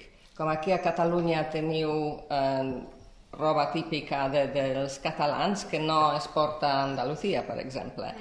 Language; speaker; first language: Catalan; non-native, fluent; Polish